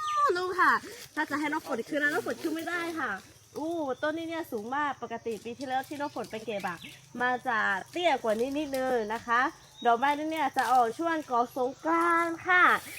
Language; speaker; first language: Thai; non-native, local second language; Lahu